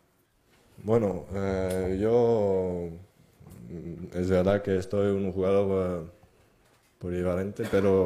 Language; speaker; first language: Spanish; non-native, fluent; French